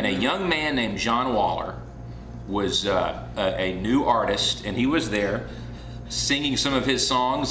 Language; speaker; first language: English; native; English